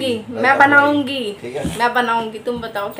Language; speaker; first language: Hindi; native; Hindi